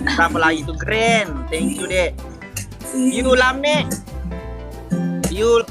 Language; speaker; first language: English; non-native, learner; Indonesian